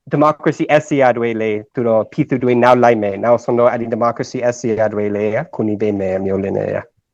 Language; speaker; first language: Burmese; non-native, learner; English